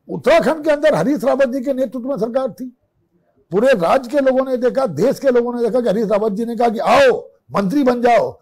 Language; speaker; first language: Hindi; native; Hindi